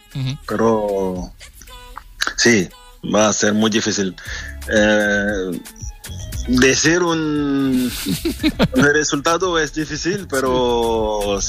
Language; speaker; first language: Spanish; non-native, fluent; French